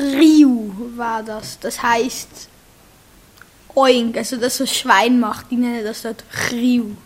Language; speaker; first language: German; native; German